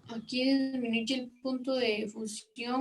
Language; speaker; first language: Spanish; native; Spanish